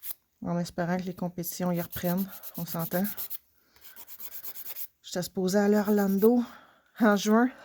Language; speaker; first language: French; native; French